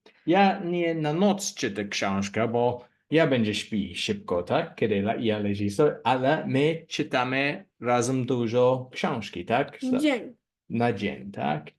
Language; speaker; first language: Polish; non-native, learner; English